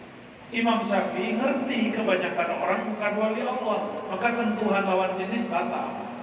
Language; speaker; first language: Indonesian; native; Indonesian